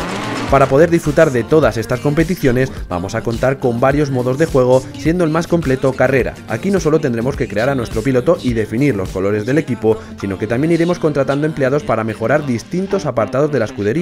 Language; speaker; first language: Spanish; native; Spanish